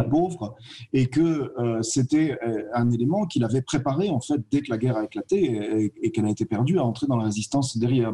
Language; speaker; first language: French; native; French